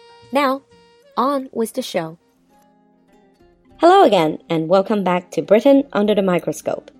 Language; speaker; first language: English; non-native, fluent; Chinese